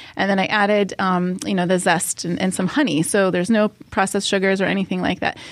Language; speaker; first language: English; native; English